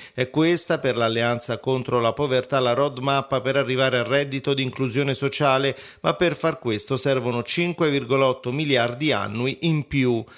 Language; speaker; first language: Italian; native; Italian